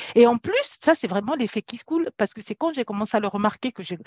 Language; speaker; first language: French; native; French